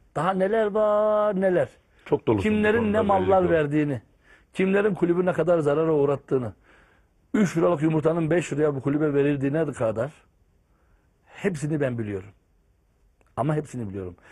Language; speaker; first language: Turkish; native; Turkish